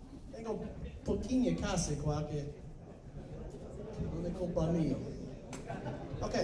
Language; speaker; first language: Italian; early bilingual, heritage; Italian